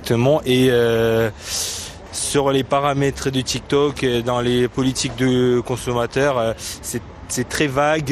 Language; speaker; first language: French; non-native, fluent; Tibetan